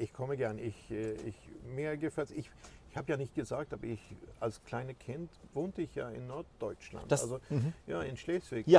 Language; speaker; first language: German; non-native, fluent; Swedish